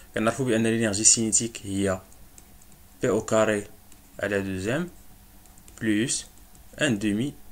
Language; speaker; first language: French; non-native, local second language; Arabic